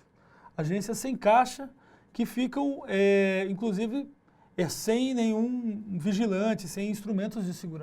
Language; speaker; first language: Portuguese; native; Portuguese